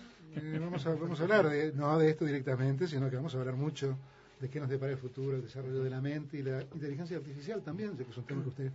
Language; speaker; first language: Spanish; native; Spanish